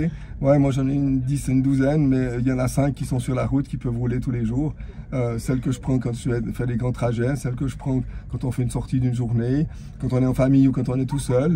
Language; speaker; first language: French; native; French